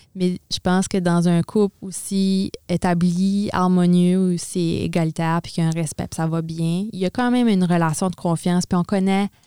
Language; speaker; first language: French; native; French